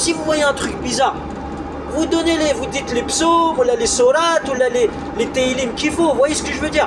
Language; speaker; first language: French; native; French